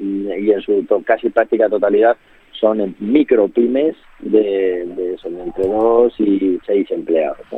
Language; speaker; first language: Spanish; native; Spanish